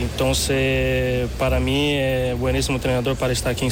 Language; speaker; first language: Spanish; non-native, fluent; Portuguese